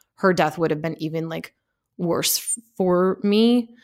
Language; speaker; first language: English; native; English